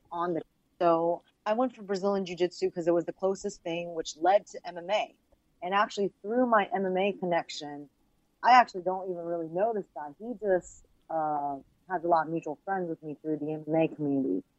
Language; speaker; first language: English; early bilingual, other home language; Chinese